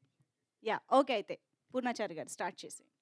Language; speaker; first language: Telugu; native; Telugu